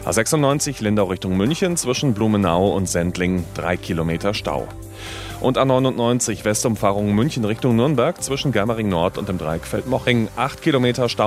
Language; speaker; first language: German; native; German